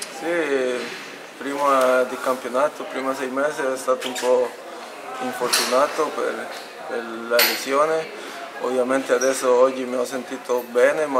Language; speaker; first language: Italian; non-native, fluent; Spanish